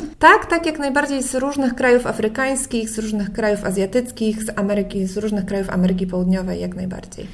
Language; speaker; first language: Polish; native; Polish